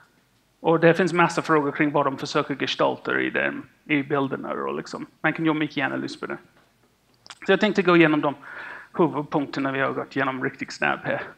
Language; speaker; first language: Swedish; non-native, fluent; English